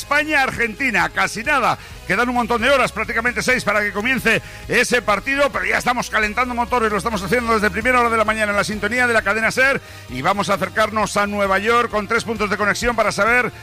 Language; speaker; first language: Spanish; native; Spanish